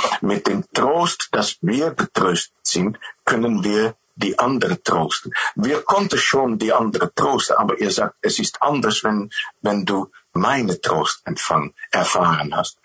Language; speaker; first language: German; non-native, learner; Dutch